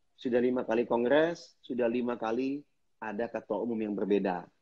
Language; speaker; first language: Indonesian; native; Indonesian